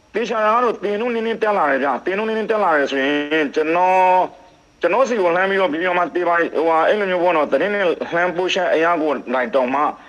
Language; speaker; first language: Burmese; native; Burmese